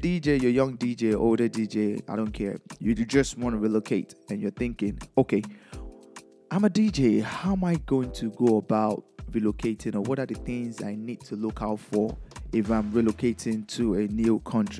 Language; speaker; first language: English; non-native, local second language; Yoruba